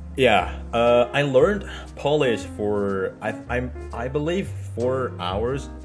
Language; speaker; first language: English; non-native, fluent; Indonesian